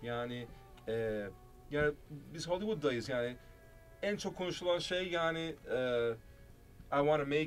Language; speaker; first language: Turkish; early bilingual, heritage; Turkish